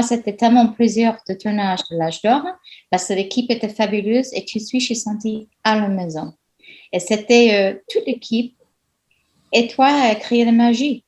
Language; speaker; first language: French; non-native, fluent; English